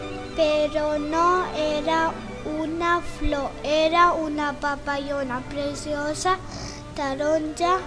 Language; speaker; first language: Catalan; non-native, learner; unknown